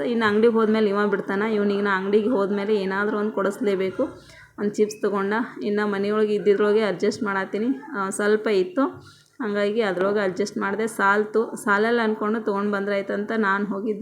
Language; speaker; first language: Kannada; native; Kannada